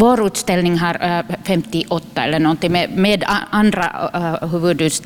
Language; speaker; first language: Swedish; non-native, local second language; Finnish